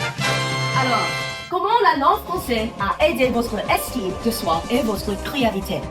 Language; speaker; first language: French; non-native, learner; English